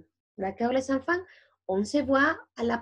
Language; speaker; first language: French; non-native, fluent; Spanish